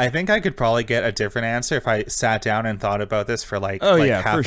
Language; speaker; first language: English; native; English